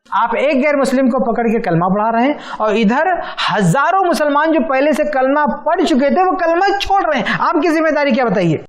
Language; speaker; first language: Urdu; native; Urdu